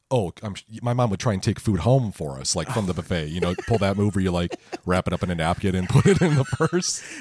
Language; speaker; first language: English; native; English